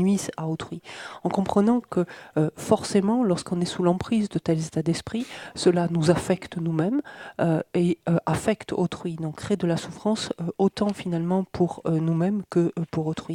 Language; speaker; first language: French; native; French